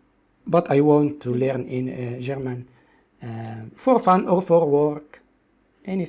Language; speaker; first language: English; non-native, local second language; Arabic